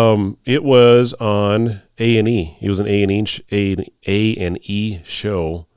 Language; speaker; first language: English; native; English